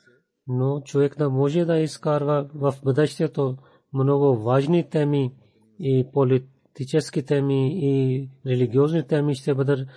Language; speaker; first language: Bulgarian; non-native, fluent; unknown